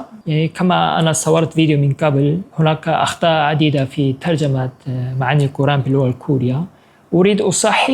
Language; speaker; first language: Arabic; non-native, fluent; Korean